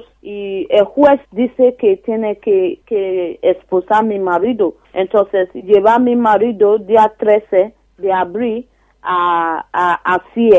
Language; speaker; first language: Spanish; non-native, learner; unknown